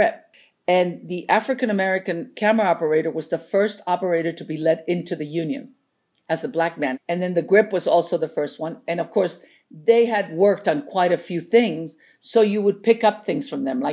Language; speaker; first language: English; non-native, fluent; Spanish